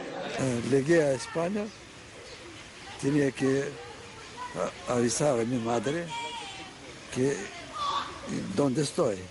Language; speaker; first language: Spanish; non-native, fluent; Bulgarian